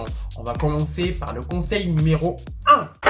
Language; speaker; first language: French; native; French